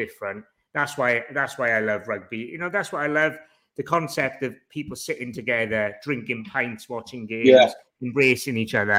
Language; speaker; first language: English; native; English